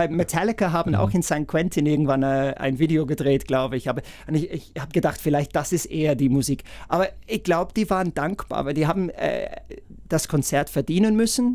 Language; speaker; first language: German; non-native, fluent; English